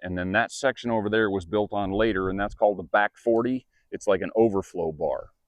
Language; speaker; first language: English; native; English